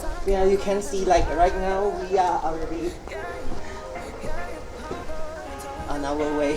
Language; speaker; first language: English; non-native, learner; Chinese